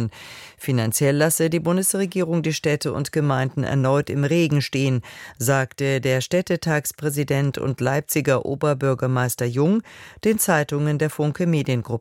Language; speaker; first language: German; native; German